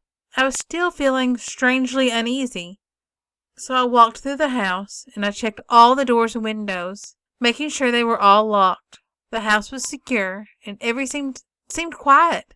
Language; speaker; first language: English; native; English